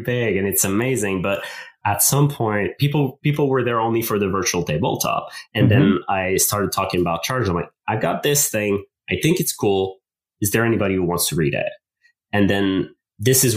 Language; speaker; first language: English; non-native, fluent; French